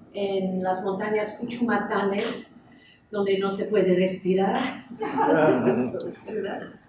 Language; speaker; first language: Spanish; non-native, fluent; English